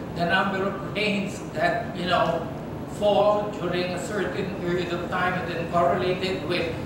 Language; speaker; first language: English; non-native, fluent; Vietnamese